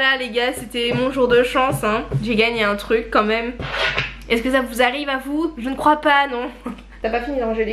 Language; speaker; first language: French; native; French